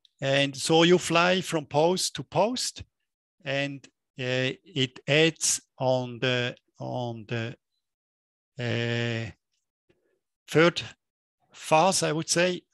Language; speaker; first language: English; non-native, fluent; German